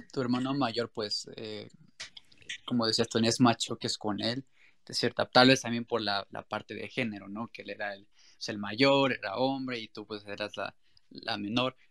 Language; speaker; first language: Spanish; native; Spanish